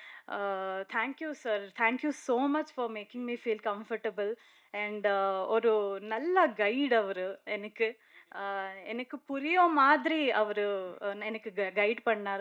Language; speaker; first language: Tamil; non-native, learner; Kannada